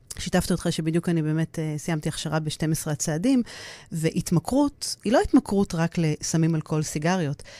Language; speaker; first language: Hebrew; native; Hebrew